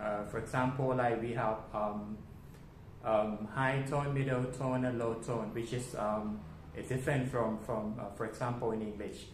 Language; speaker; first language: English; non-native, fluent; Thai